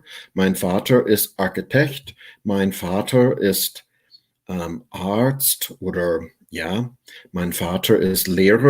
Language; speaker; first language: German; non-native, fluent; English